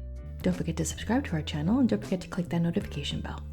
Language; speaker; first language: English; native; English